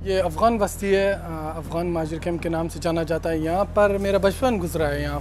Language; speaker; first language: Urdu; non-native, local second language; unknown